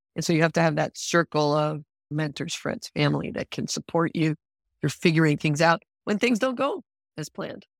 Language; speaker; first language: English; non-native, fluent; Spanish